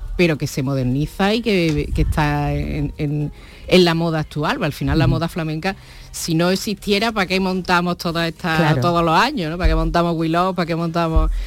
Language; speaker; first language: Spanish; native; Spanish